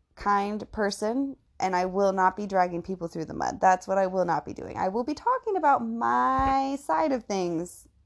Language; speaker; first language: English; native; English